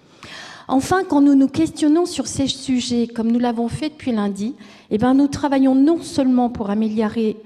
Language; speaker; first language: French; native; French